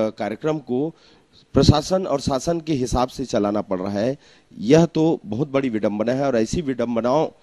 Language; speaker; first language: Hindi; native; Hindi